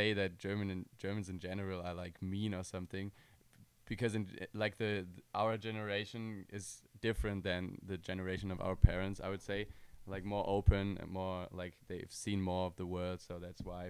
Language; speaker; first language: English; non-native, fluent; German